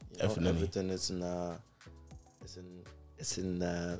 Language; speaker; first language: English; non-native, local second language; Igbo